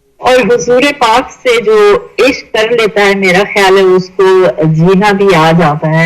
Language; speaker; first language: Urdu; native; Urdu